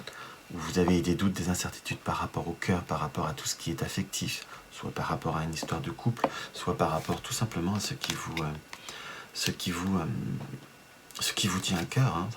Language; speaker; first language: French; native; French